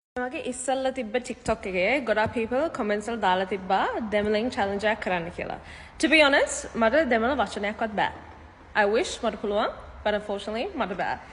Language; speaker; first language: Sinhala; native; Sinhala